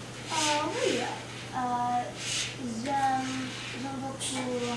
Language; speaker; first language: French; non-native, learner; English